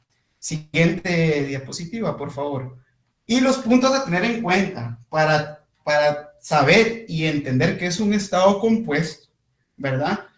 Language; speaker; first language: Spanish; native; Spanish